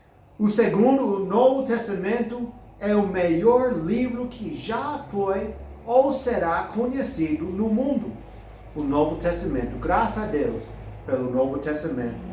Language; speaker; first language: Portuguese; non-native, fluent; English